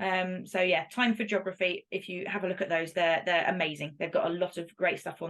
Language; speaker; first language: English; native; English